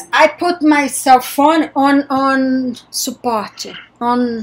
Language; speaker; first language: English; non-native, learner; Portuguese